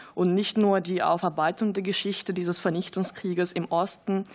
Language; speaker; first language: German; non-native, fluent; Russian